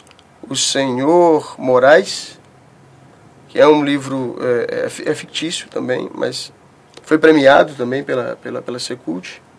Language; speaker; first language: Portuguese; native; Portuguese